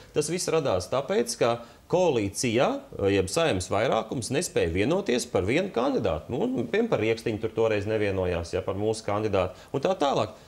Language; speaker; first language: Latvian; native; Latvian